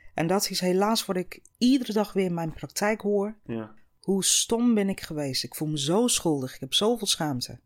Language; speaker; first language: Dutch; non-native, fluent; English